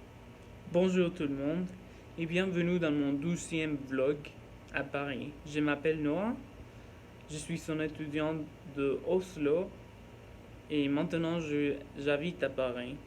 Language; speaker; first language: French; non-native, learner; Norwegian